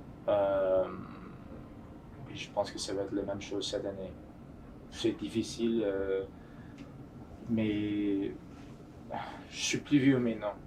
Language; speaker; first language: French; non-native, fluent; English